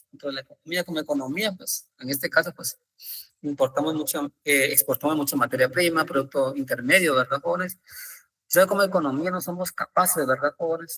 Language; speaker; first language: Spanish; native; Spanish